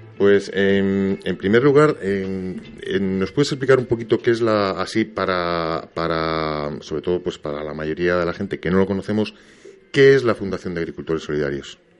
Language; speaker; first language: Spanish; native; Spanish